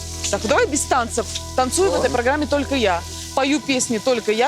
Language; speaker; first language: Russian; native; Russian